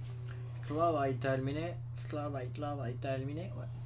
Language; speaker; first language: French; native; French